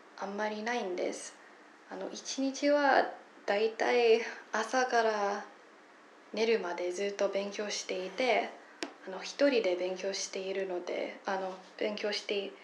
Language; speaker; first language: Japanese; non-native, fluent; English